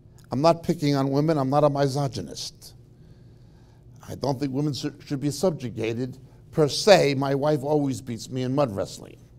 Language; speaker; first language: English; native; English